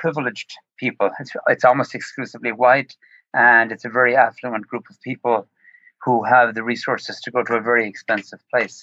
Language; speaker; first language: English; native; English